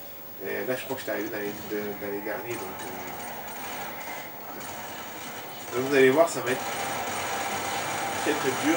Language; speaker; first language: French; native; French